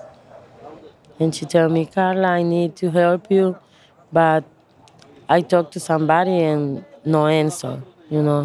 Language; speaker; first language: English; non-native, learner; Spanish